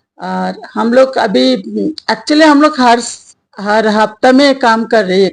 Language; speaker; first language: Hindi; non-native, local second language; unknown